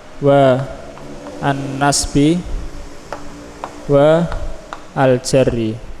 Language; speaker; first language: Arabic; non-native, fluent; Indonesian